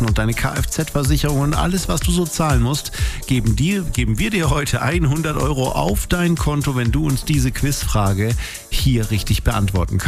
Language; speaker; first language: German; native; German